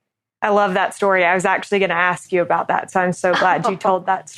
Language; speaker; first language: English; native; English